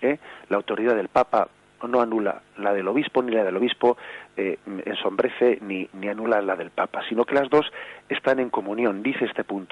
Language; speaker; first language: Spanish; native; Spanish